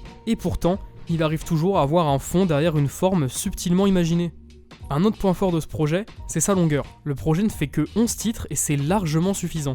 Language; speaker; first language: French; native; French